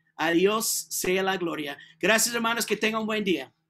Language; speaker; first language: Spanish; non-native, learner; English